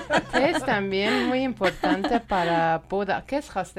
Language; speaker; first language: Spanish; non-native, learner; Persian